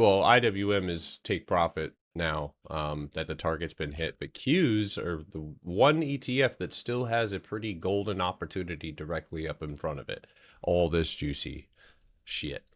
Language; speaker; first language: English; native; English